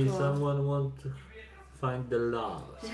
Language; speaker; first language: English; non-native, learner; Polish